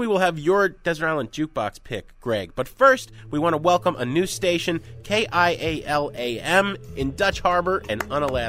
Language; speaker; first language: English; native; English